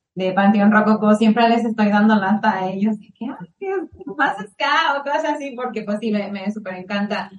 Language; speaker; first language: Spanish; early bilingual, heritage; Spanish